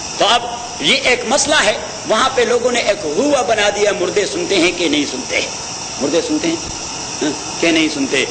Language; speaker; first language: Urdu; non-native, local second language; Pashto